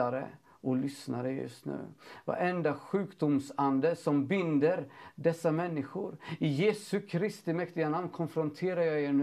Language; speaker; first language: Swedish; native; Swedish